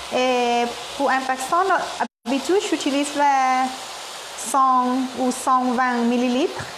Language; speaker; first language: French; non-native, learner; Thai